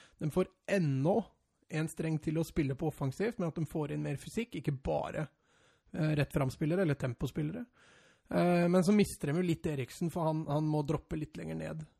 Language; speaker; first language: Norwegian; native; Norwegian